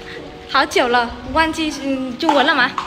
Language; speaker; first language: Chinese; non-native, fluent; Vietnamese